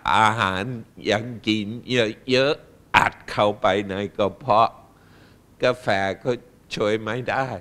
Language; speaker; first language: Thai; non-native, fluent; English